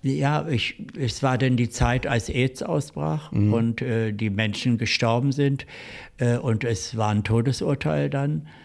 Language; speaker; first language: German; native; German